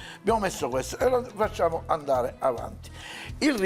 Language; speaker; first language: Italian; native; Italian